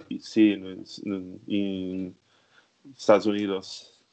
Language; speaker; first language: Spanish; non-native, learner; Portuguese